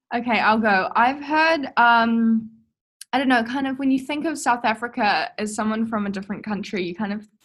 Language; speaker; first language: English; native; English